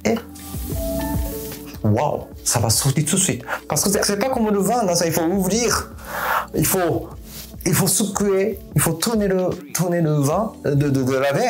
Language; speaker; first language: French; non-native, learner; Japanese